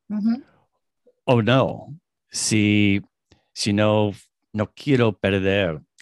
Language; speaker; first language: Spanish; non-native, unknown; English